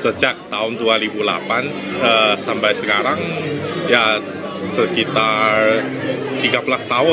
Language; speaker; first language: Indonesian; non-native, fluent; Chinese